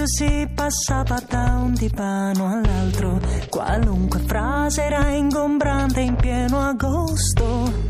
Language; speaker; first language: Italian; native; Italian